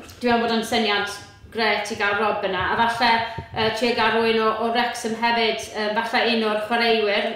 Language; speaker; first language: Welsh; native; Welsh